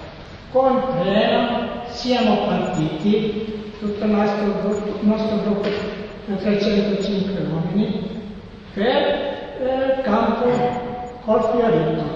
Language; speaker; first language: Italian; non-native, learner; Serbian